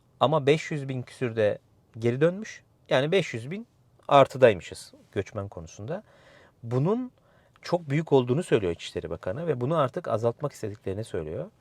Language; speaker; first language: Turkish; native; Turkish